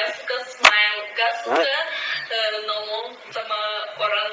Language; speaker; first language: Indonesian; non-native, fluent; Russian